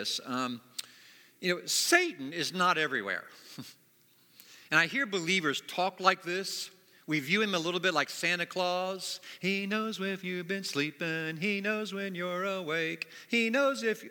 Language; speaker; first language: English; native; English